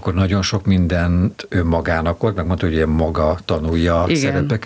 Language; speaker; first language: Hungarian; native; Hungarian